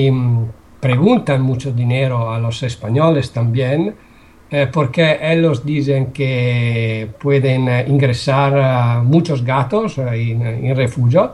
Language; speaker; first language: Spanish; non-native, learner; Italian